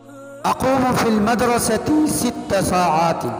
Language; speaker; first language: Arabic; non-native, learner; Urdu